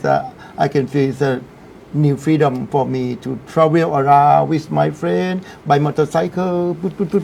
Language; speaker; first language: English; non-native, learner; Thai